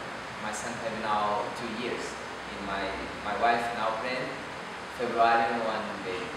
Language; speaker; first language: English; non-native, learner; Portuguese